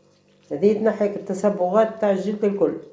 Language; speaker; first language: Arabic; native; Arabic